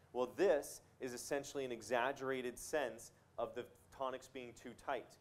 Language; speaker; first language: English; native; English